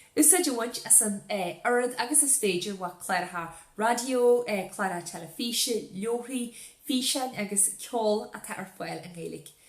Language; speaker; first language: Irish; native; Irish